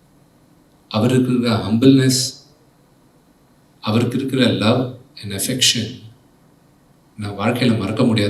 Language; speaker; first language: Tamil; non-native, local second language; Telugu